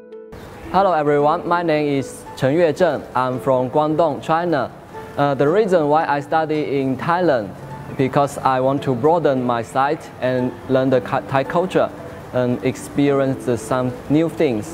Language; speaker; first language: English; non-native, learner; Chinese